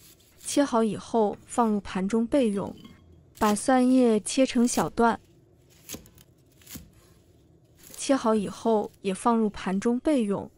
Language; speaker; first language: Chinese; native; Chinese